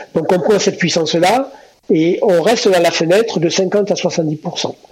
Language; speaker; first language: French; native; French